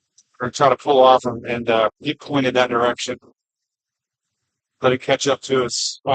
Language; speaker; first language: English; native; English